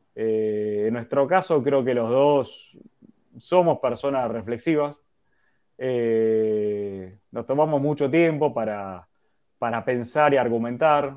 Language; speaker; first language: Spanish; native; Spanish